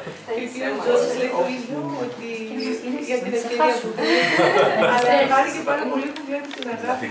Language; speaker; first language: Greek; native; Greek